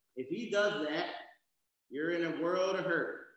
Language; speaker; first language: English; native; English